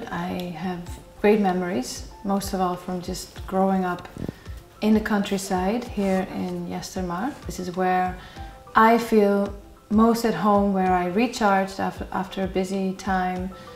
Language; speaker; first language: English; non-native, fluent; Western Frisian